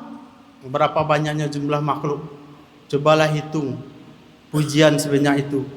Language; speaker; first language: Indonesian; native; Indonesian